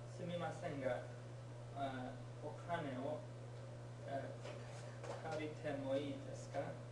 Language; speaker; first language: Japanese; non-native, learner; English